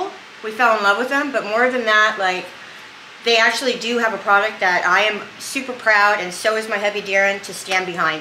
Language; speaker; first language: English; native; English